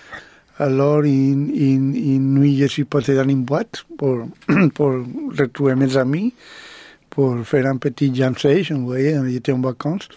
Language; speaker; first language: French; non-native, fluent; Spanish